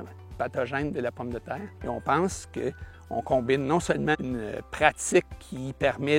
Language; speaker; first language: French; native; French